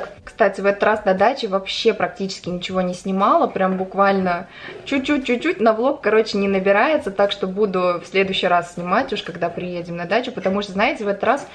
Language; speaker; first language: Russian; native; Russian